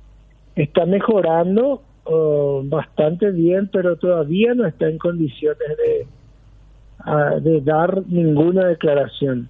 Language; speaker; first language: Spanish; native; Spanish